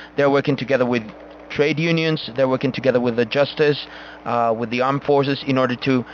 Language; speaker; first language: English; non-native, fluent; Spanish